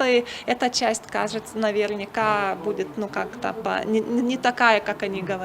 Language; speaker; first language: Russian; non-native, fluent; Lithuanian